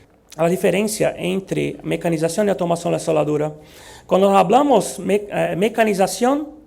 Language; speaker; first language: Spanish; non-native, learner; Portuguese